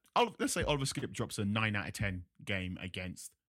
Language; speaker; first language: English; native; English